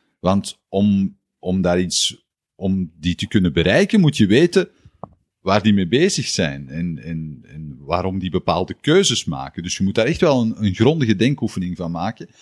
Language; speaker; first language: Dutch; native; Dutch